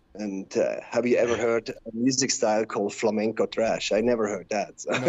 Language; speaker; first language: English; non-native, fluent; Swiss German